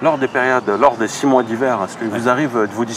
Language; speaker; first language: French; native; French